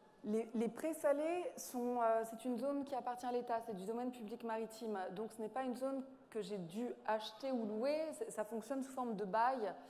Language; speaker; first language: French; native; French